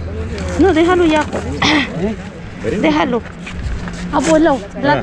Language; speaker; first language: Spanish; non-native, learner; Filipino